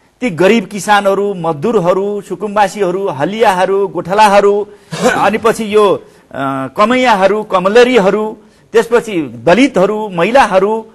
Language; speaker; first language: Nepali; native; Nepali